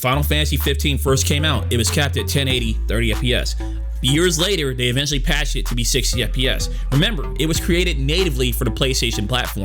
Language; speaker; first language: English; native; English